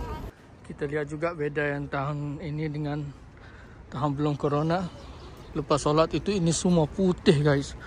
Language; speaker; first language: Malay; early bilingual, heritage; Malay